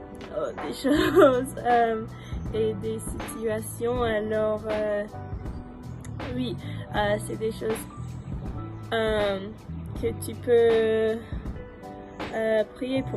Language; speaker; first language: French; non-native, learner; English